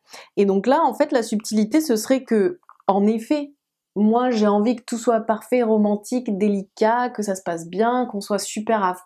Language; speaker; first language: French; native; French